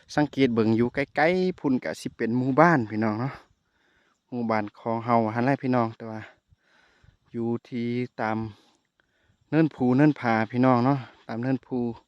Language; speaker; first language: Lao; native; Lao